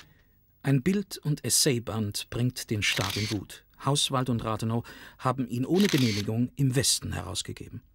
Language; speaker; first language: German; native; German